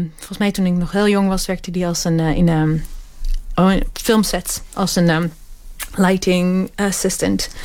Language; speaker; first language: Dutch; early bilingual, other home language; Hebrew